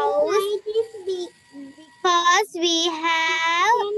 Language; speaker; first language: English; non-native, learner; Sinhala